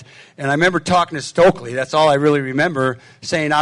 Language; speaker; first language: English; native; English